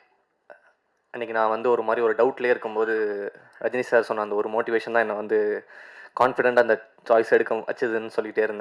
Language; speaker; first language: Tamil; native; Tamil